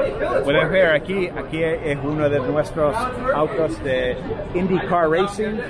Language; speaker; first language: Spanish; non-native, fluent; English